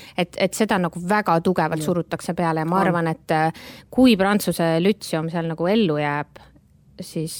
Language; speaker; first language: Estonian; native; Estonian